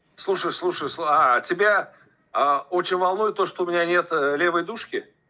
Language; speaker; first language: Russian; native; Russian